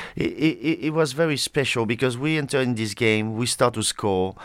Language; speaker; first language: English; non-native, fluent; French